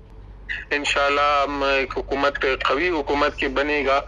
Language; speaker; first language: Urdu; non-native, learner; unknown